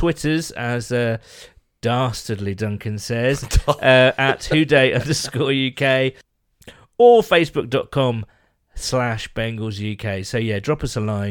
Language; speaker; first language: English; native; English